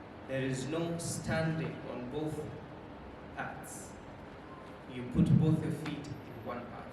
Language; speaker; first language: English; non-native, local second language; Telugu